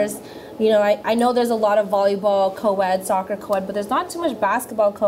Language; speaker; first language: English; early bilingual, other home language; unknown